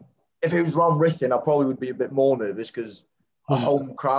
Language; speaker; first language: English; native; English